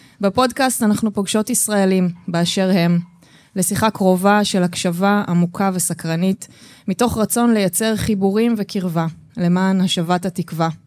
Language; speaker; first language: Hebrew; native; Hebrew